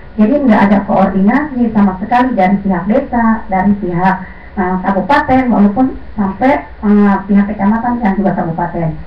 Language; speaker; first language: Indonesian; non-native, local second language; Sundanese